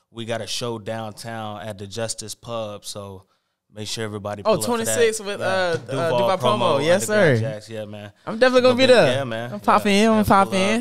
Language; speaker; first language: English; native; English